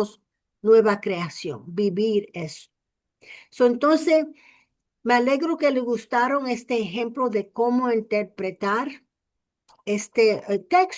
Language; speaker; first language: Spanish; early bilingual, heritage; English